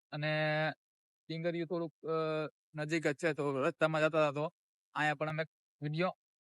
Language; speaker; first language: Gujarati; native; Gujarati